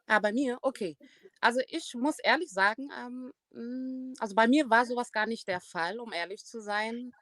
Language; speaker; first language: German; early bilingual, other home language; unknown